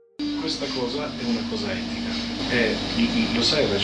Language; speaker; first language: Italian; non-native, fluent; Albanian